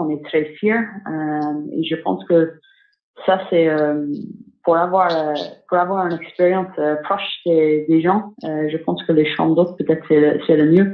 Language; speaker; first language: French; non-native, fluent; English